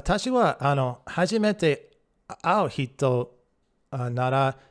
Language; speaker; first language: Japanese; non-native, learner; English